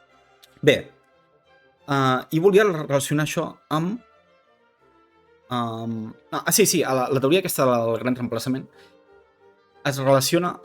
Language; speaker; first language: Catalan; native; Catalan